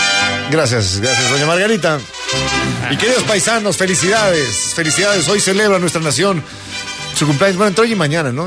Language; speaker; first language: Spanish; native; Spanish